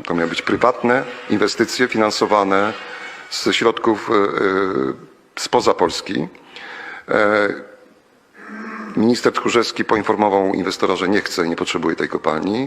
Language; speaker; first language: Polish; native; Polish